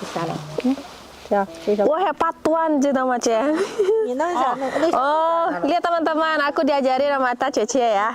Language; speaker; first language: Indonesian; native; Indonesian